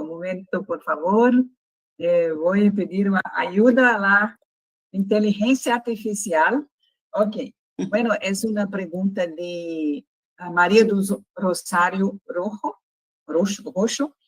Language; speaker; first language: Spanish; non-native, fluent; Portuguese